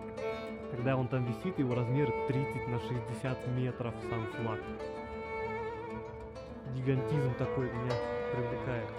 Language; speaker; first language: Russian; native; Russian